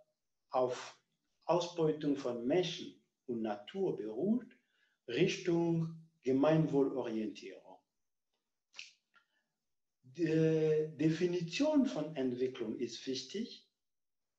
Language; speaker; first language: German; non-native, fluent; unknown